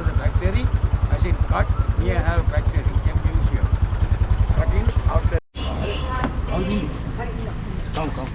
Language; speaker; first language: English; non-native, learner; Sinhala